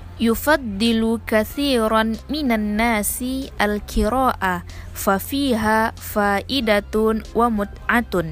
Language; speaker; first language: Arabic; non-native, learner; Indonesian